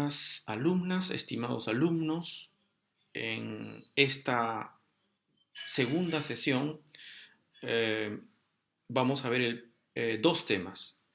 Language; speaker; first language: Spanish; native; Spanish